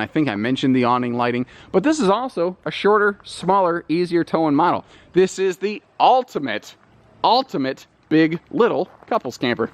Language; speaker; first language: English; native; English